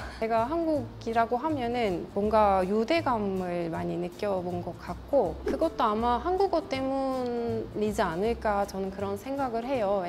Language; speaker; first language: Korean; non-native, fluent; Turkish